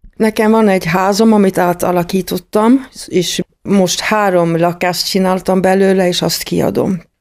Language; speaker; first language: Hungarian; early bilingual, heritage; Hungarian